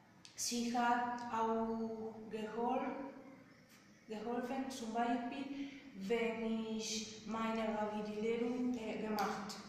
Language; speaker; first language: German; non-native, learner; Spanish